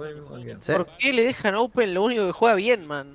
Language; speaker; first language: Spanish; native; Spanish